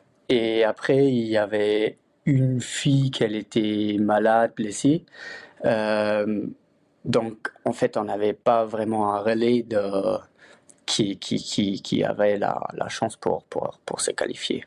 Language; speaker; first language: French; non-native, fluent; Luxembourgish